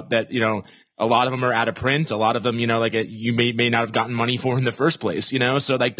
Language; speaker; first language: English; native; English